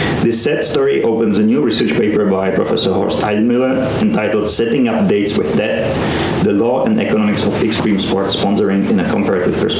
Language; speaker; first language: English; non-native, fluent; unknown